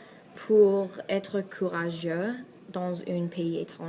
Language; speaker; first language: French; non-native, learner; Persian